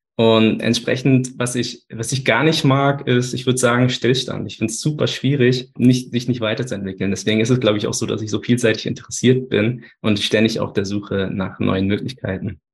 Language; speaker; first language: German; early bilingual, other home language; Turkish